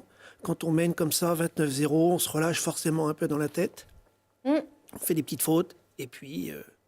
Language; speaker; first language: French; native; French